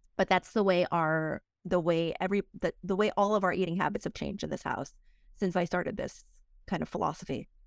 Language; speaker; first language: English; early bilingual, other home language; Korean